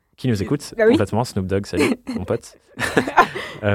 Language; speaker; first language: French; non-native, fluent; English